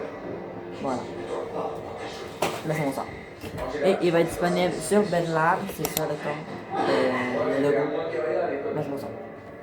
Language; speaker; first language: French; native; French